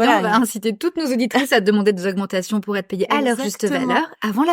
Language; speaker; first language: French; native; French